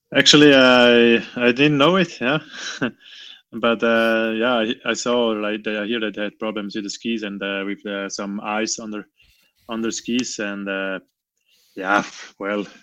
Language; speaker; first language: English; non-native, learner; Romansh